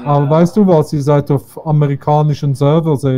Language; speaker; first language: German; native; German